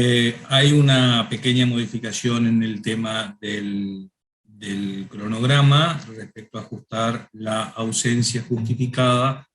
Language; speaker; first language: Spanish; native; Spanish